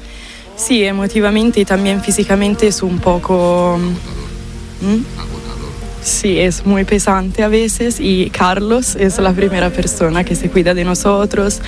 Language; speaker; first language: Spanish; non-native, fluent; Italian